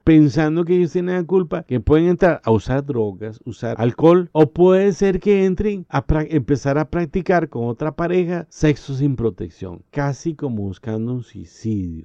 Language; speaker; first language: Spanish; native; Spanish